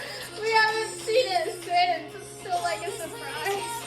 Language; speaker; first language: English; native; English